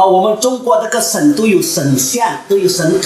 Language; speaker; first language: Chinese; early bilingual, heritage; Chinese